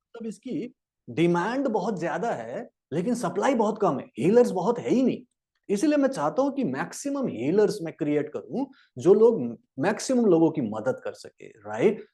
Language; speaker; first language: Hindi; native; Hindi